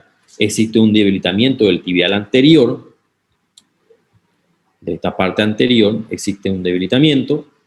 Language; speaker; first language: Spanish; native; Spanish